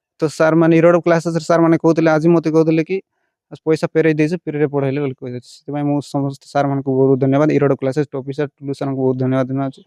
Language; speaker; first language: Odia; non-native, local second language; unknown